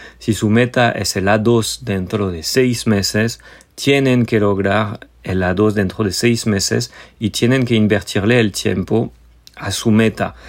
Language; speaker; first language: Spanish; non-native, fluent; French